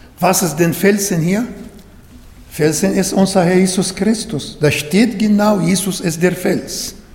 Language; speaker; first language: German; non-native, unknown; Arabic